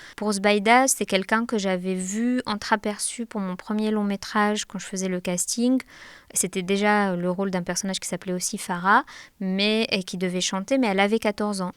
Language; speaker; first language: French; non-native, local second language; Arabic